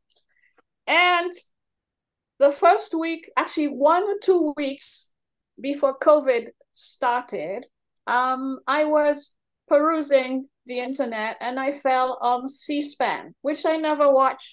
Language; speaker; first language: English; non-native, fluent; French